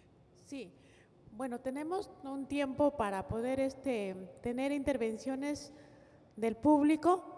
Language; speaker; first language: Spanish; native; Spanish